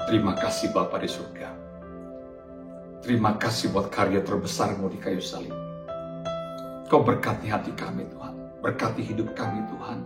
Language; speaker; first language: Indonesian; native; Indonesian